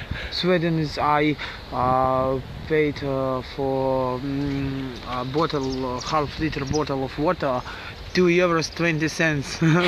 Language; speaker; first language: English; non-native, learner; Russian